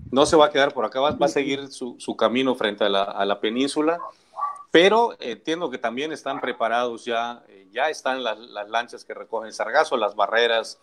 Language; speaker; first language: Spanish; native; Spanish